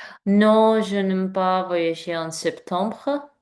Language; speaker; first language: French; non-native, learner; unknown